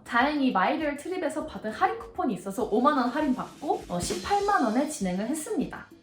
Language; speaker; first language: Korean; native; Korean